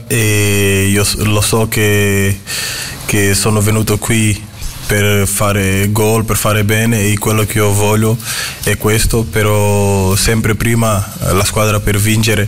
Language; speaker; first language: Italian; non-native, fluent; Portuguese